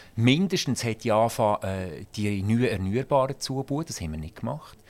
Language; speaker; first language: German; native; German